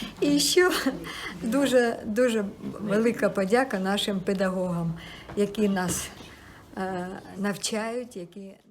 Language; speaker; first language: Ukrainian; non-native, local second language; Russian